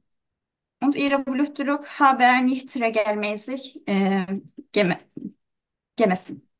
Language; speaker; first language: German; non-native, learner; Turkish